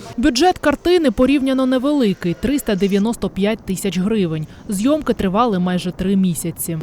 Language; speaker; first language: Ukrainian; native; Ukrainian